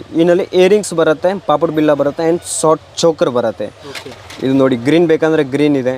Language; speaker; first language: Kannada; non-native, local second language; Hindi